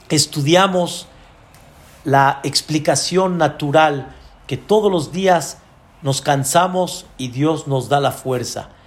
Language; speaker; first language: Spanish; early bilingual, other home language; Arabic